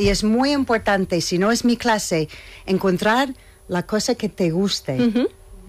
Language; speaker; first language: Spanish; non-native, fluent; English